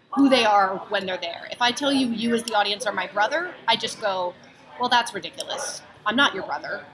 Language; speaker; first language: English; native; English